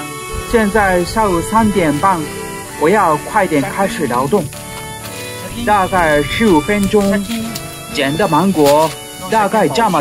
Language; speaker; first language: Chinese; non-native, fluent; Japanese